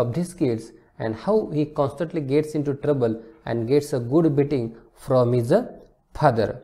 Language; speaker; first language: English; non-native, local second language; Marathi